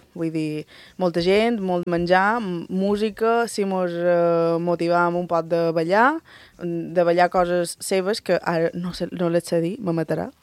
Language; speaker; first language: Catalan; early bilingual, other home language; Spanish